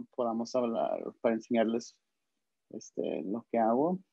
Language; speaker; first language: Spanish; early bilingual, heritage; Spanish